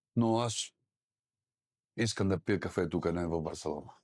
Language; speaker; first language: Bulgarian; non-native, learner; Spanish